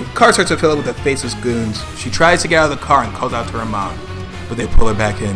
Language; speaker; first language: English; native; English